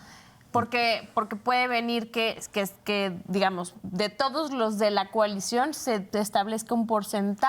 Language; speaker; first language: Spanish; native; Spanish